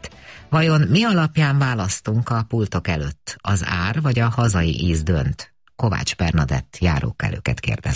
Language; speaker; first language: Hungarian; native; Hungarian